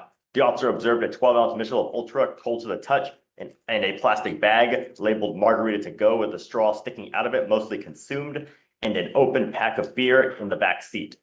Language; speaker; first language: English; native; English